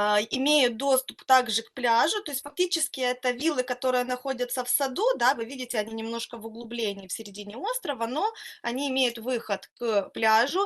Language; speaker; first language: Russian; native; Russian